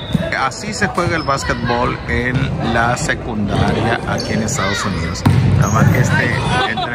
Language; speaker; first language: Spanish; native; Spanish